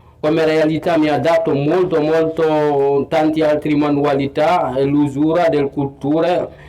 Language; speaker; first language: Italian; non-native, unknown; Fula